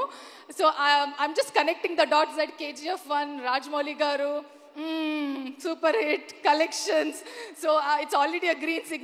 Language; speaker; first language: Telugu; non-native, learner; Kannada